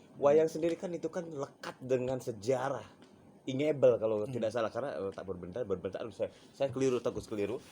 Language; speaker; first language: Indonesian; native; Indonesian